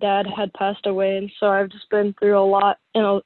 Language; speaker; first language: English; native; English